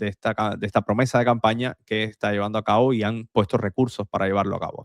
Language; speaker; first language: Spanish; native; Spanish